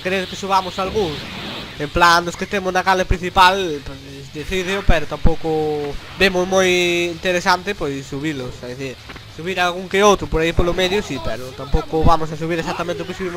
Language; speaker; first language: Galician; non-native, local second language; Spanish